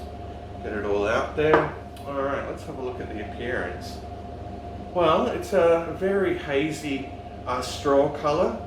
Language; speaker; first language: English; native; English